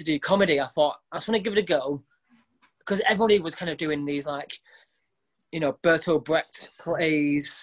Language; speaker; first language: English; native; English